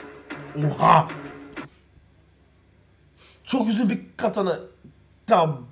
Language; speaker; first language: Turkish; non-native, learner; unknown